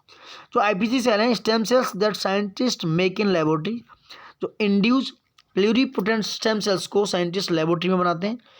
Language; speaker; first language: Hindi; native; Hindi